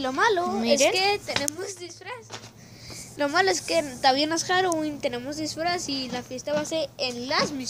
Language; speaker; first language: Spanish; native; Spanish